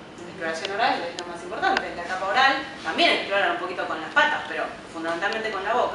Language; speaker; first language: Spanish; native; Spanish